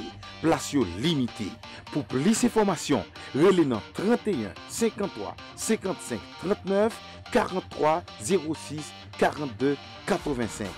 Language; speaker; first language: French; non-native, local second language; Haitian Creole